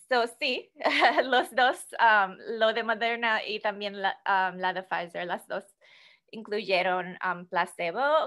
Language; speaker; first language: Spanish; non-native, fluent; English